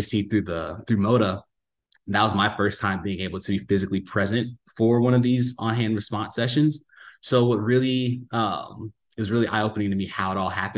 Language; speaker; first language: English; native; English